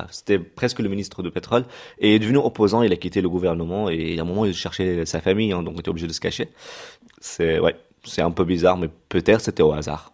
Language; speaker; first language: French; non-native, fluent; Arabic